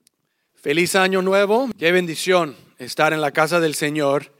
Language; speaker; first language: Spanish; early bilingual, heritage; English